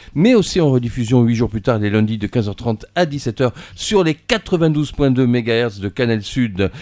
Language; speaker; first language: French; native; French